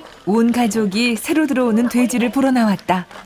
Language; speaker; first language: Korean; native; Korean